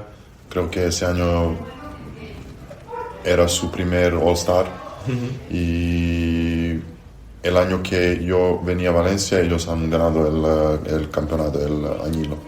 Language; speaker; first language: Spanish; non-native, fluent; Serbian